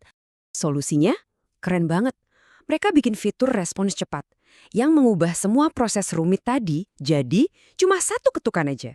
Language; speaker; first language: Indonesian; native; Indonesian